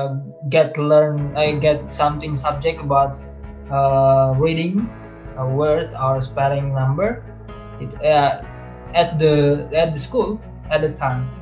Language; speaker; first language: English; non-native, learner; Indonesian